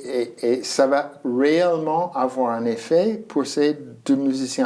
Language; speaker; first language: French; non-native, fluent; English